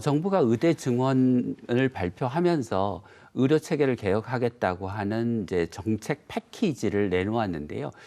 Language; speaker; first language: Korean; native; Korean